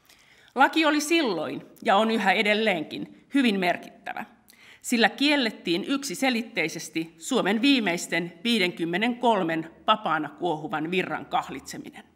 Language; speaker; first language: Finnish; native; Finnish